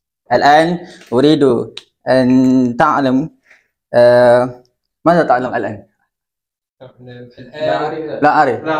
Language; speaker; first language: Arabic; non-native, learner; Malay